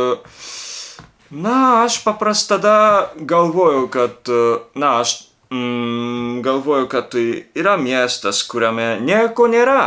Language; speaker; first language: Lithuanian; non-native, learner; Japanese